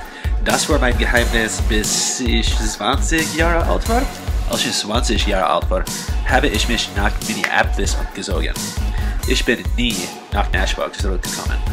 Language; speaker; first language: German; non-native, learner; English